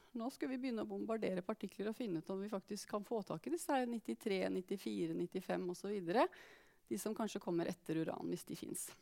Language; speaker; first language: Norwegian; native; Norwegian